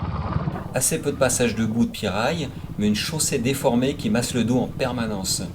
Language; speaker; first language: French; native; French